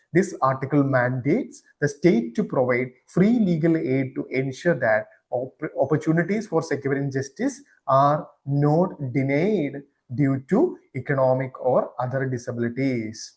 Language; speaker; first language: English; non-native, local second language; Malayalam